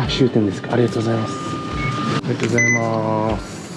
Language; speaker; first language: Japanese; non-native, learner; Korean